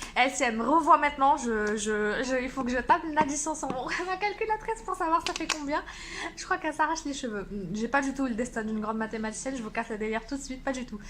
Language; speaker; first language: French; early bilingual, other home language; Arabic